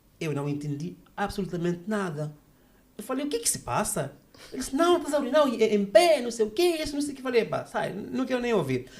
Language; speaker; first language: Portuguese; native; Portuguese